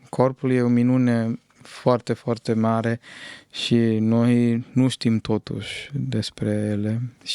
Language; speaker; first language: Romanian; non-native, fluent; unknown